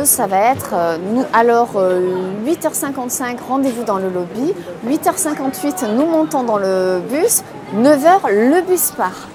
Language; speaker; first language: French; native; French